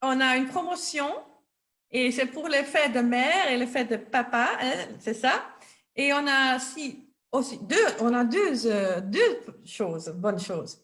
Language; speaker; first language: French; non-native, local second language; Dutch